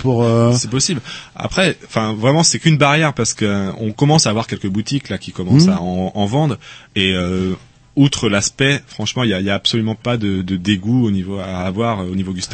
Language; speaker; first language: French; native; French